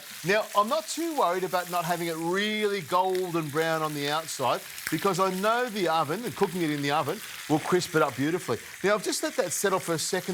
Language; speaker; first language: English; native; English